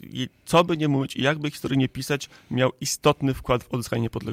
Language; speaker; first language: Polish; native; Polish